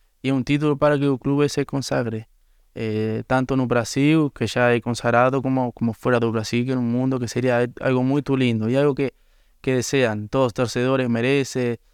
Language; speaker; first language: Portuguese; non-native, learner; Spanish